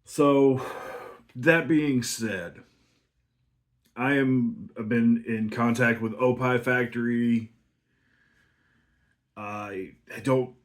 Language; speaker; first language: English; native; English